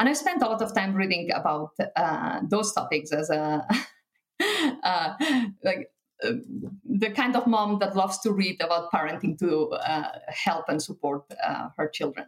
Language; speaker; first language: English; non-native, fluent; Catalan